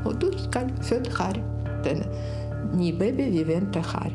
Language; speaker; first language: Norwegian; non-native, learner; Russian